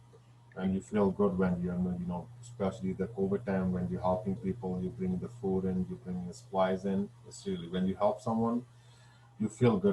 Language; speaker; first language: English; non-native, fluent; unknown